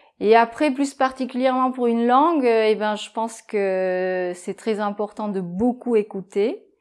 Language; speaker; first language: French; non-native, fluent; Japanese